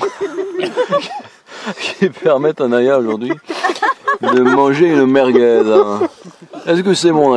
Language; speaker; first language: French; native; French